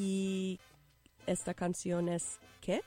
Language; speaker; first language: Spanish; non-native, learner; English